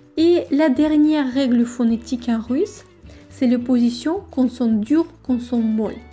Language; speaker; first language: French; non-native, fluent; Russian